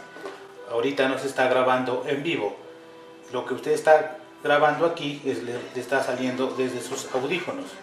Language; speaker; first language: Spanish; native; Spanish